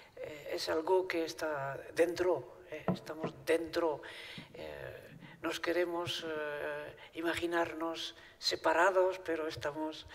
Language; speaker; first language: Spanish; non-native, fluent; Basque